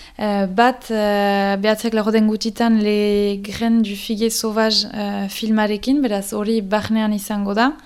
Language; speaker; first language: Basque; native; Basque